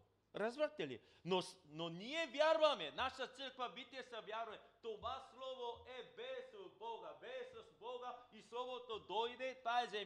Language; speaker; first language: Bulgarian; non-native, learner; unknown